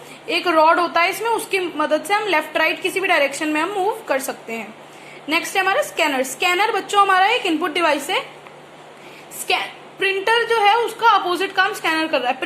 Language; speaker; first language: Hindi; native; Hindi